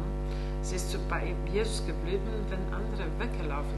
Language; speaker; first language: German; non-native, fluent; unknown